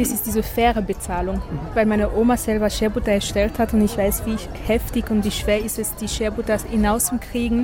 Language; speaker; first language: German; non-native, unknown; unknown